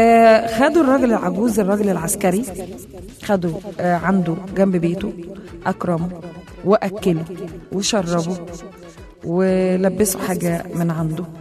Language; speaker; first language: Arabic; native; Arabic